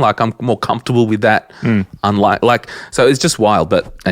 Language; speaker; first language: English; native; English